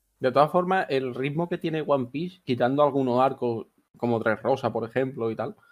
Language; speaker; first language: Spanish; native; Spanish